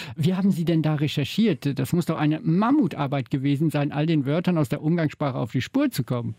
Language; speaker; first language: German; native; German